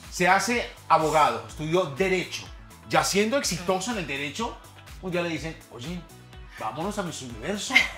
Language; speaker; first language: Spanish; native; Spanish